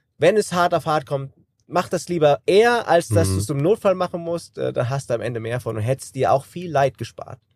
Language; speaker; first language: German; native; German